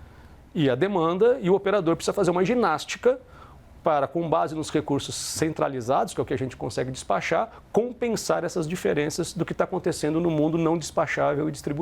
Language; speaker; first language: Portuguese; native; Portuguese